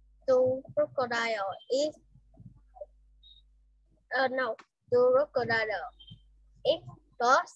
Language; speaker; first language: English; non-native, learner; Vietnamese